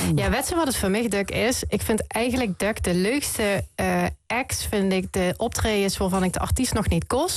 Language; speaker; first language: Dutch; native; Dutch